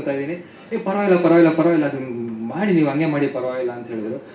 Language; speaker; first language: Kannada; native; Kannada